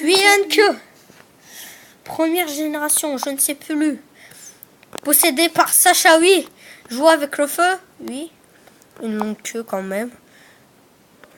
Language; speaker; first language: French; native; French